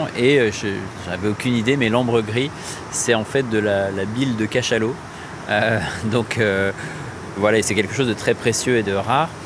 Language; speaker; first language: French; native; French